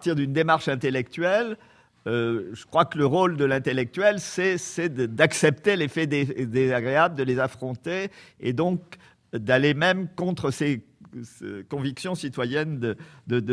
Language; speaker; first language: French; native; French